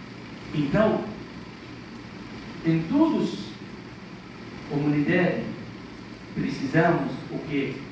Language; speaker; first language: Portuguese; non-native, learner; Arabic